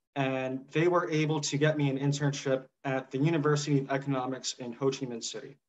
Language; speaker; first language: English; native; English